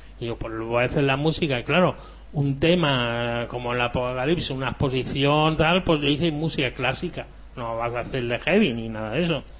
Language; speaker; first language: Spanish; early bilingual, other home language; German